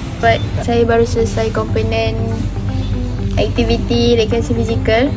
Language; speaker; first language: Malay; native; Malay